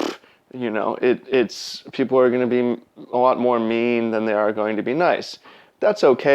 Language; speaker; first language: English; native; English